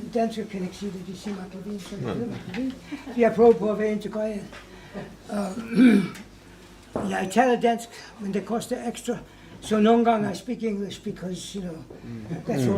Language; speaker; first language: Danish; non-native, fluent; English